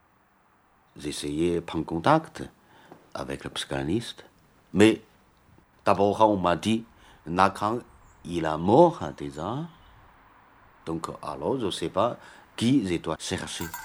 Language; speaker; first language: French; non-native, learner; Chinese